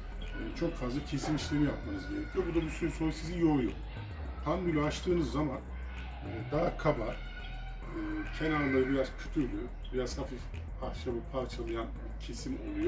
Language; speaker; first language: Turkish; native; Turkish